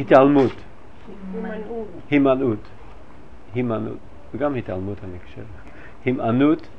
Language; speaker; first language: Hebrew; non-native, fluent; English